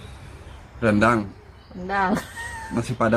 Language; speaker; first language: Indonesian; non-native, learner; Dutch